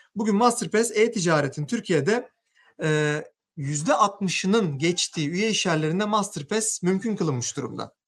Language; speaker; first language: Turkish; native; Turkish